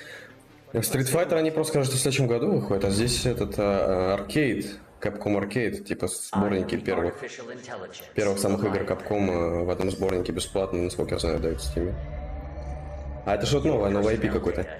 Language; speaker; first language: Russian; native; Russian